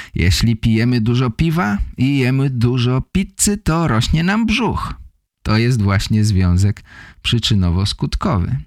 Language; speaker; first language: Polish; native; Polish